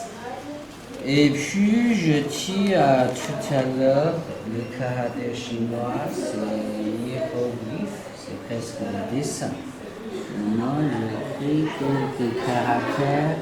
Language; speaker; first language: French; non-native, learner; Chinese